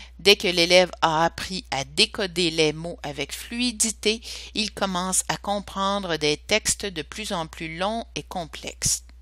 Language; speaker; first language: French; native; French